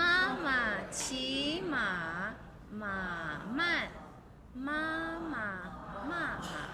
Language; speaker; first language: Chinese; non-native, learner; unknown